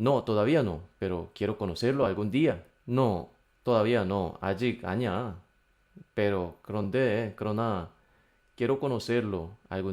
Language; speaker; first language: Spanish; non-native, fluent; Korean